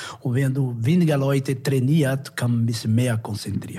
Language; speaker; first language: German; non-native, learner; Portuguese